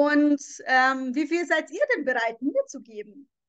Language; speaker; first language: German; native; German